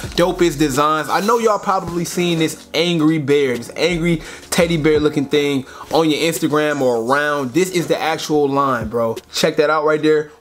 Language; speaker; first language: English; native; English